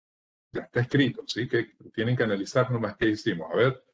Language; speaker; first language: Spanish; native; Spanish